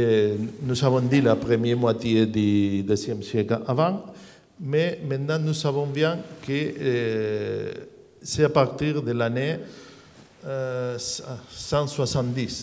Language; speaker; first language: French; non-native, learner; Spanish